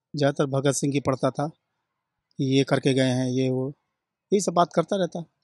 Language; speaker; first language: Hindi; native; Hindi